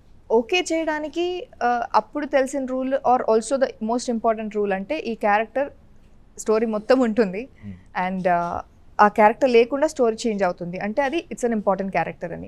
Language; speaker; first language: Telugu; non-native, local second language; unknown